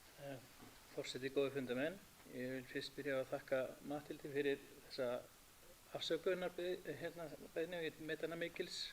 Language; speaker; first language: Icelandic; native; Icelandic